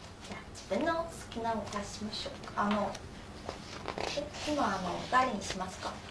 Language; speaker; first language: Japanese; non-native, learner; Chinese